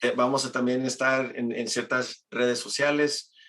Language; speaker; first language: Spanish; early bilingual, heritage; Spanish